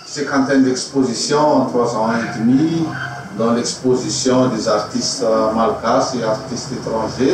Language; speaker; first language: French; non-native, local second language; Malagasy